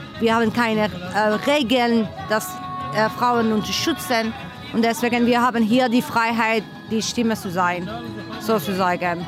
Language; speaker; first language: German; non-native, learner; Persian